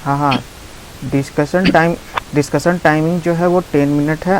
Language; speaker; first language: Hindi; native; Hindi